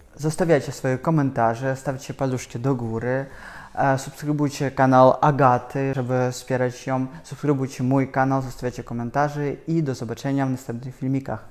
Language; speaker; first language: Polish; non-native, fluent; Russian